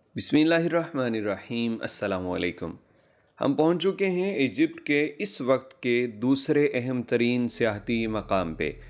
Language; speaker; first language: Urdu; non-native, local second language; Punjabi